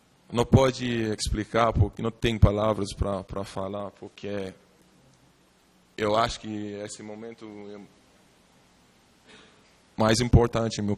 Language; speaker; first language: Portuguese; non-native, learner; English